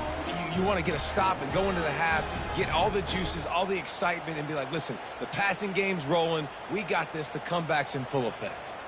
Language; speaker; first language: English; native; English